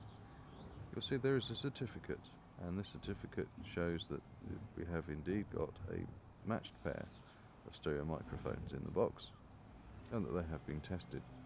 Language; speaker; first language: English; native; English